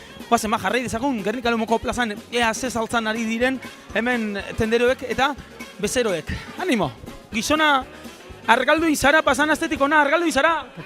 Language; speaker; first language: Basque; native; Basque